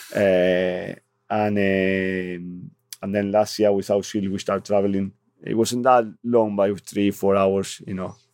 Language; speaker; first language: English; non-native, fluent; Spanish